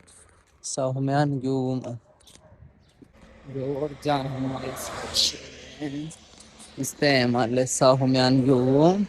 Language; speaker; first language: Armenian; non-native, learner; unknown